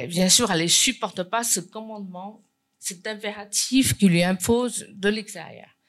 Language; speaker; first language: French; non-native, fluent; Chinese